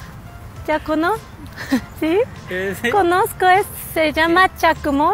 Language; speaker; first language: Spanish; non-native, learner; Japanese